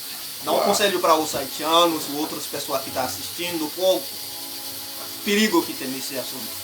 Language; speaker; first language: Portuguese; non-native, learner; Haitian Creole